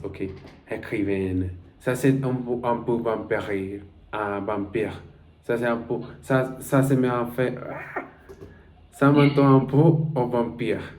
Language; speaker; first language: French; non-native, learner; Spanish